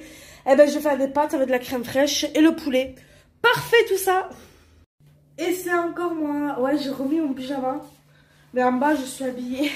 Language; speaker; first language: French; native; French